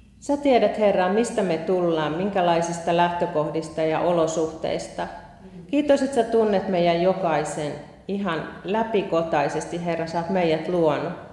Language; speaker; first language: Finnish; native; Finnish